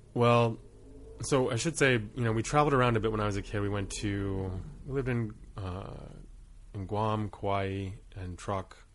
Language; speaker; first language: English; native; English